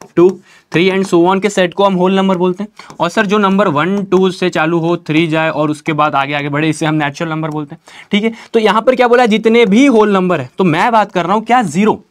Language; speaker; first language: Hindi; native; Hindi